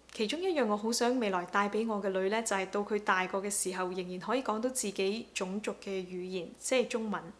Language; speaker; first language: Chinese; early bilingual, heritage; Chinese